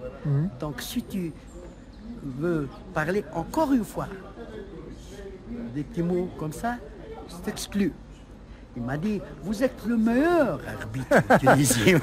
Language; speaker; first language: French; non-native, local second language; Arabic